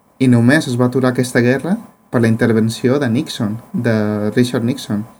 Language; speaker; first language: Catalan; native; Catalan